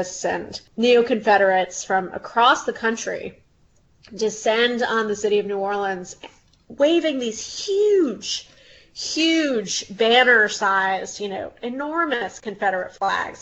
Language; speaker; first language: English; native; English